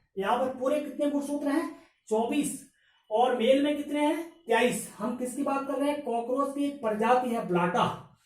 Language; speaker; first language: Hindi; native; Hindi